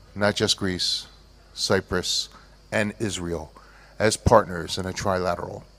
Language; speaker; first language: English; early bilingual, other home language; Greek